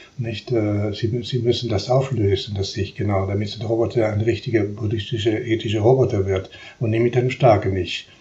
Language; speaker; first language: German; non-native, fluent; Spanish